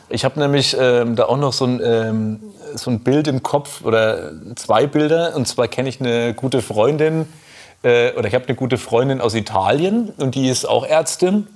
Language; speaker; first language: German; native; German